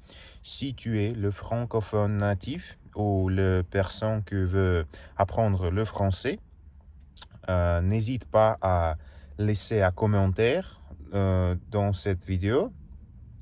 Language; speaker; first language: French; non-native, learner; Russian